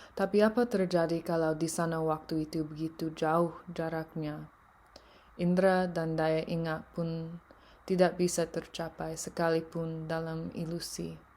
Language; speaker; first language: Indonesian; early bilingual, heritage; English